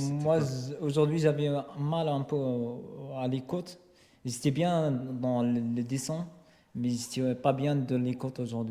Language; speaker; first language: French; non-native, learner; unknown